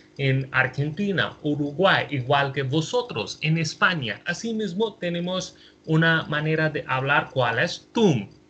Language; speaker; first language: Spanish; non-native, fluent; Hindi